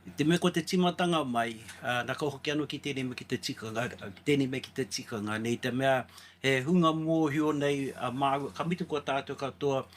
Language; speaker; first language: Māori; native; Māori